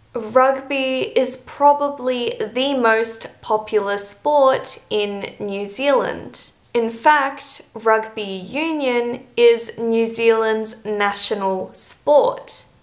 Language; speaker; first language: English; native; English